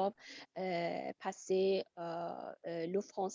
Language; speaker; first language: French; non-native, fluent; Persian